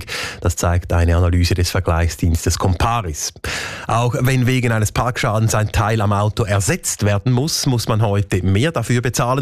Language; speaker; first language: German; native; German